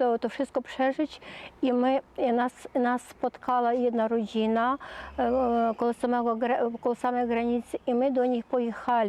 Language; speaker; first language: Polish; early bilingual, heritage; Polish